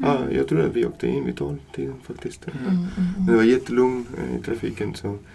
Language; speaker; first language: Swedish; non-native, fluent; Spanish